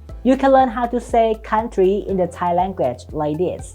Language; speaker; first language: English; non-native, fluent; Thai